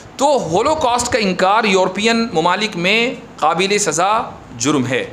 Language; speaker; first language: Urdu; native; Urdu